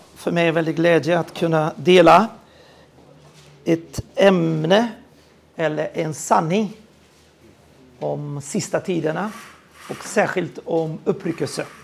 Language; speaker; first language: Swedish; non-native, fluent; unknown